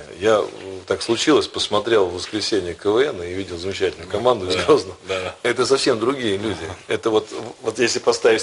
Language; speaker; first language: Russian; native; Russian